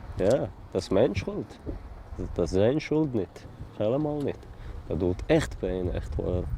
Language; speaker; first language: Dutch; non-native, learner; Chechen